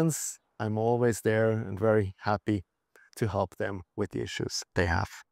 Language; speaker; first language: English; non-native, fluent; German